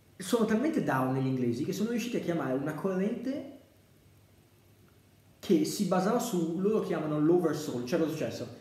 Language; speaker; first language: Italian; native; Italian